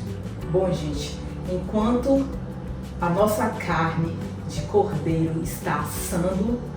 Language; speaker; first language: Portuguese; native; Portuguese